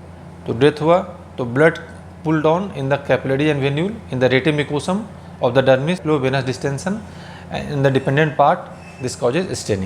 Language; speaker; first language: English; non-native, local second language; Hindi